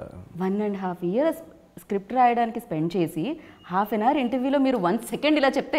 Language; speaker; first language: Telugu; native; Telugu